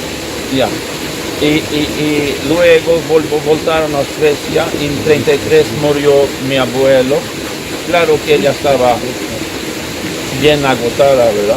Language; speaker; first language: Spanish; non-native, fluent; Swedish